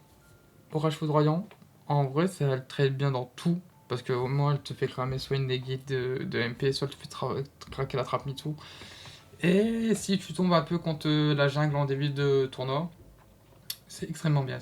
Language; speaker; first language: French; native; French